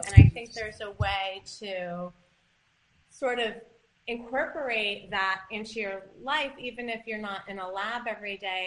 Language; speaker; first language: English; native; English